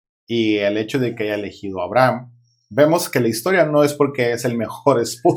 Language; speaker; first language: Spanish; native; Spanish